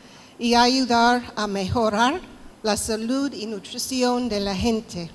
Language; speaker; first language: Spanish; non-native, fluent; English